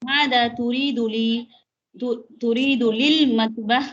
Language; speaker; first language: Arabic; non-native, learner; Tamil